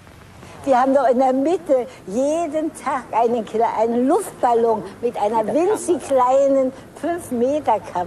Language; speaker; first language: German; native; German